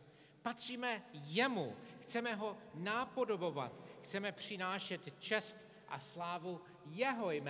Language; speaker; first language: Czech; non-native, fluent; English